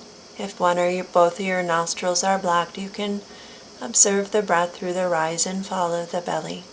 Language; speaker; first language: English; native; English